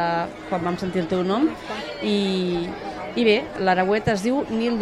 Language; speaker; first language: Catalan; native; Catalan